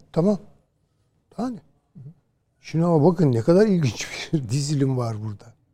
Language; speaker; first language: Turkish; native; Turkish